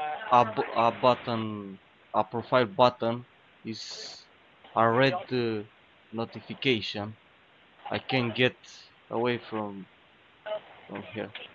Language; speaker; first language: English; non-native, learner; Romanian